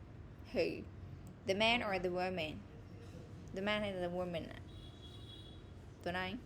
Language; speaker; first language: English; non-native, fluent; Vietnamese